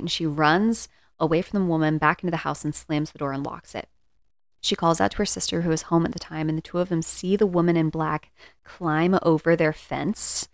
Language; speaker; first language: English; native; English